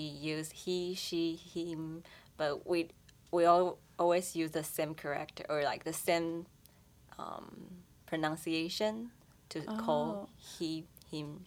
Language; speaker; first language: English; non-native, fluent; Chinese